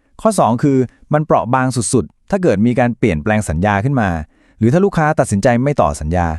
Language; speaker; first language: Thai; native; Thai